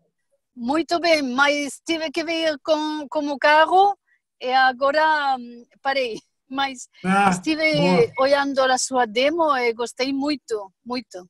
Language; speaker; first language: Portuguese; non-native, learner; Spanish